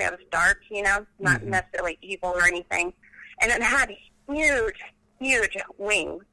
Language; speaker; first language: English; native; English